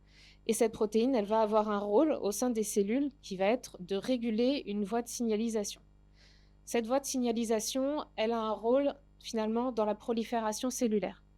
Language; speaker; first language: French; native; French